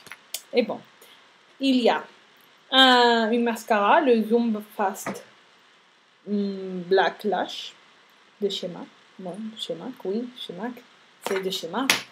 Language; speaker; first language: French; non-native, fluent; Spanish